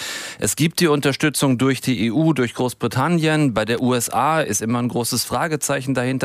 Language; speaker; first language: German; native; German